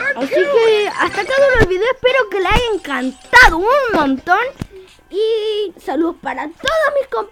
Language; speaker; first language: Spanish; native; Spanish